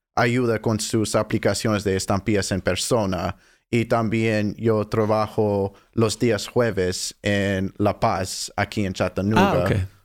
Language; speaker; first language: Spanish; non-native, fluent; English